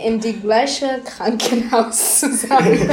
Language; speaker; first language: German; non-native, learner; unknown